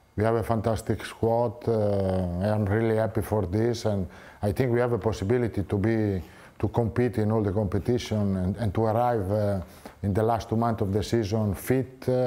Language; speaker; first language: English; non-native, fluent; Italian